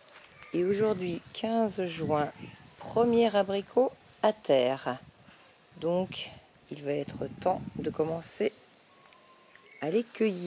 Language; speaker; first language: French; native; French